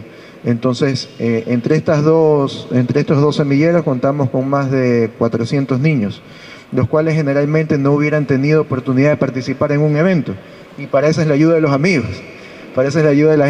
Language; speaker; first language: Spanish; native; Spanish